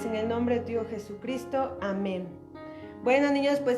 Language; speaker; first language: Spanish; native; Spanish